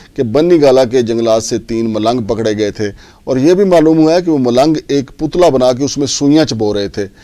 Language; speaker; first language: Urdu; native; Urdu